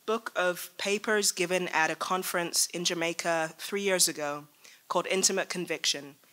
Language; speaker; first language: English; native; English